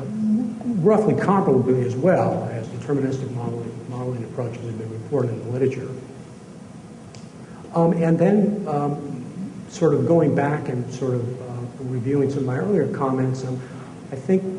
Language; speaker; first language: English; native; English